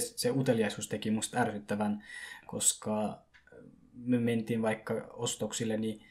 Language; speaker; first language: Finnish; early bilingual, other home language; Persian